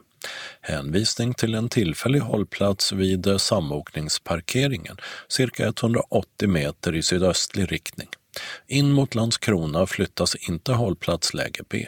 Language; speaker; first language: Swedish; native; Swedish